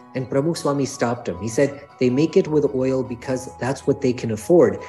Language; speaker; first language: English; native; English